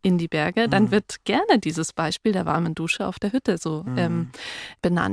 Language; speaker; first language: German; native; German